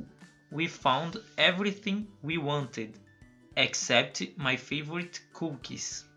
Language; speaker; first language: English; non-native, learner; Portuguese